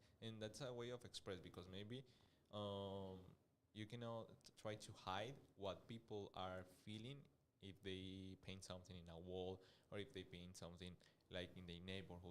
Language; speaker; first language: English; non-native, fluent; Spanish